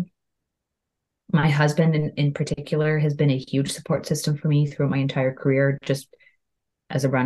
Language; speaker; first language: English; native; English